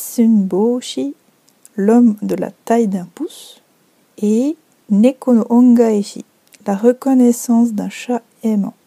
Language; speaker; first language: French; native; French